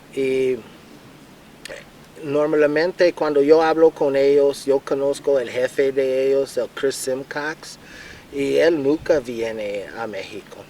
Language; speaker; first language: Spanish; non-native, learner; English